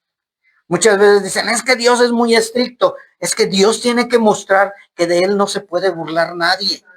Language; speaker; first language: Spanish; native; Spanish